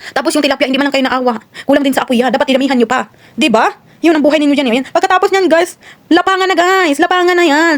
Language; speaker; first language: Filipino; non-native, local second language; Cebuano